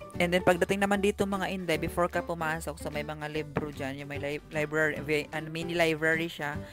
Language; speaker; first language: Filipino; non-native, local second language; Cebuano